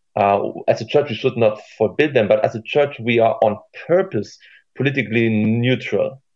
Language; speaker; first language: English; non-native, fluent; German